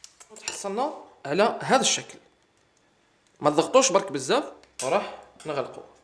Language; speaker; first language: Arabic; native; Arabic